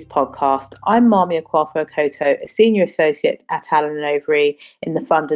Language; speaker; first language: English; non-native, local second language; Akan